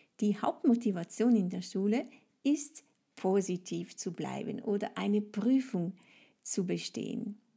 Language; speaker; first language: German; non-native, fluent; French